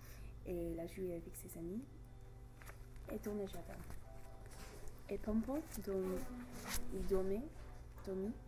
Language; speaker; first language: French; non-native, learner; English